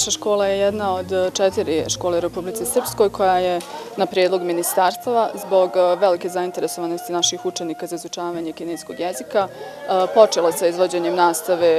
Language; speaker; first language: Bosnian; native; Bosnian